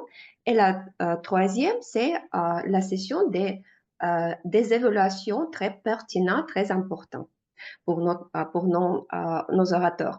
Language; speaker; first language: French; non-native, fluent; Russian